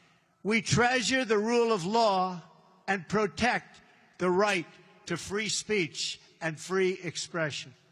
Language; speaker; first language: English; native; English